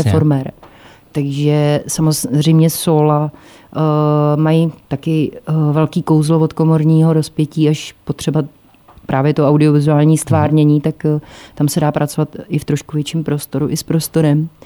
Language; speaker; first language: Czech; native; Czech